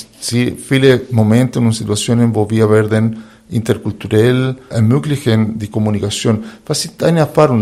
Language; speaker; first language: German; non-native, fluent; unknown